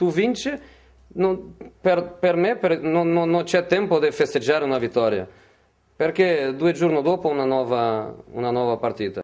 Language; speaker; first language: Italian; non-native, fluent; Portuguese